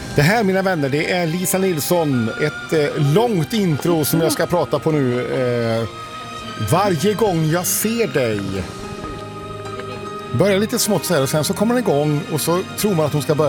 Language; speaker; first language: Swedish; native; Swedish